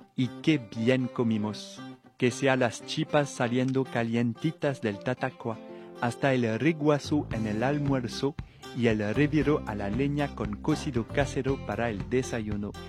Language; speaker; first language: Spanish; non-native, fluent; French